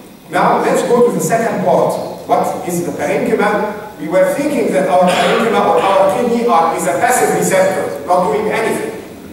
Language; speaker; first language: English; non-native, fluent; Arabic